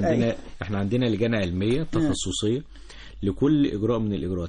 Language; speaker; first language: Arabic; native; Arabic